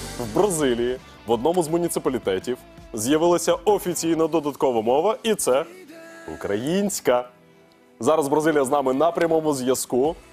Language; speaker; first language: Ukrainian; native; Ukrainian